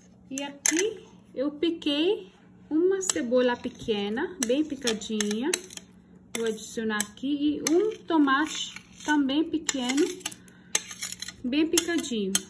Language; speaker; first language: Portuguese; non-native, fluent; Hindi